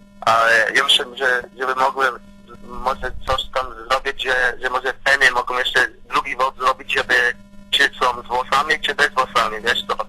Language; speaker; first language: Polish; early bilingual, heritage; Polish